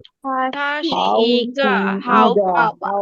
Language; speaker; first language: Chinese; non-native, learner; Bangla